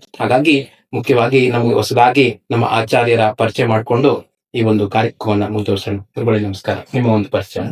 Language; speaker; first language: Kannada; native; Kannada